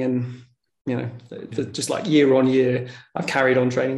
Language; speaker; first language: English; native; English